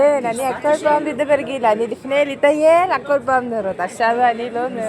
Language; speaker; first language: Hebrew; non-native, learner; Malayalam